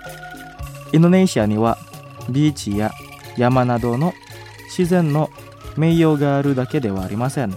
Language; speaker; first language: Japanese; non-native, fluent; Indonesian